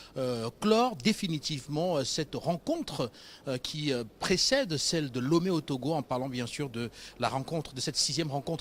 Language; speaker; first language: French; native; French